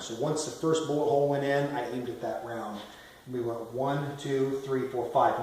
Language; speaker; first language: English; native; English